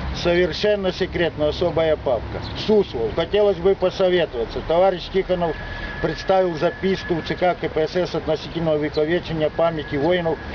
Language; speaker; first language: Russian; non-native, local second language; Ukrainian